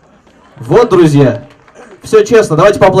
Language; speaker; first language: Russian; native; Russian